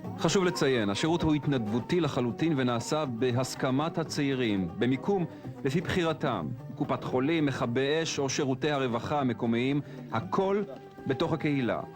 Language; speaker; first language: Hebrew; native; Hebrew